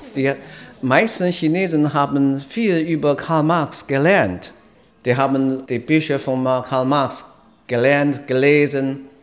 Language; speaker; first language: German; non-native, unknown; Chinese